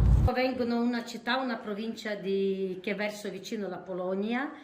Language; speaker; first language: Italian; non-native, fluent; Ukrainian